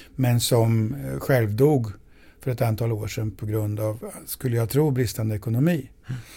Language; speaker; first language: Swedish; native; Swedish